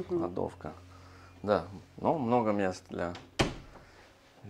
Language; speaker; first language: Russian; non-native, learner; English